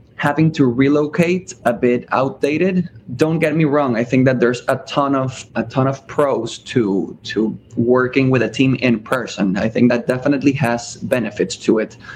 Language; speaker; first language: English; early bilingual, other home language; Spanish